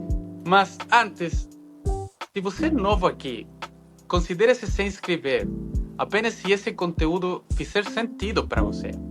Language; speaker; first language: Portuguese; non-native, fluent; Spanish